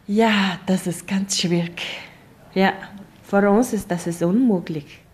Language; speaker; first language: German; non-native, learner; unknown